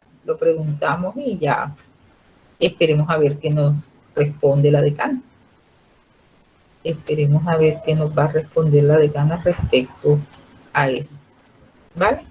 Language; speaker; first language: Spanish; native; Spanish